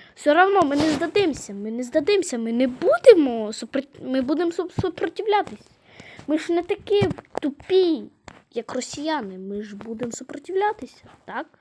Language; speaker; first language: Ukrainian; non-native, local second language; Russian